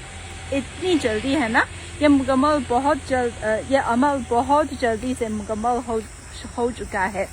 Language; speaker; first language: Urdu; non-native, fluent; Chinese